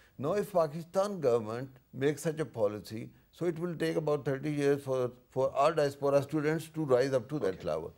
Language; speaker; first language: English; non-native, local second language; Urdu